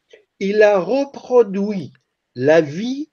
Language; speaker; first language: French; non-native, fluent; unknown